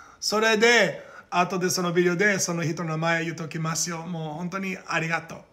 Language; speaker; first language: Japanese; non-native, learner; Portuguese